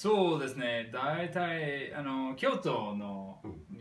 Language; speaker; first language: Japanese; non-native, learner; English